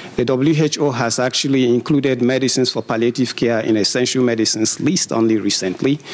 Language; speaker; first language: English; non-native, local second language; Igbo